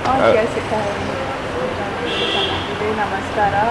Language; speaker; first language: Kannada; non-native, learner; Hindi